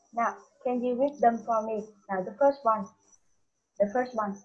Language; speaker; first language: English; non-native, learner; Vietnamese